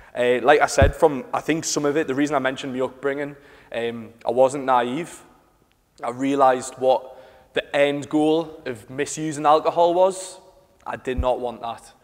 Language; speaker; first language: English; native; English